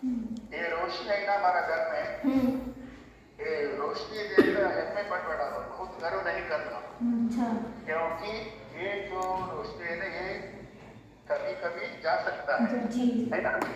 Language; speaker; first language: Hindi; non-native, local second language; Kannada